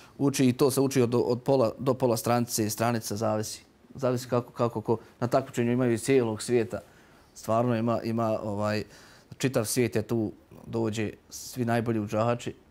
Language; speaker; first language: Croatian; native; Croatian